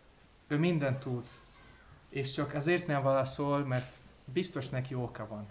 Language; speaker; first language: Hungarian; non-native, learner; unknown